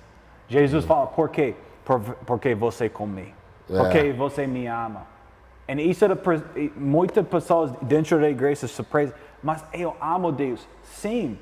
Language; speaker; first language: Portuguese; non-native, learner; English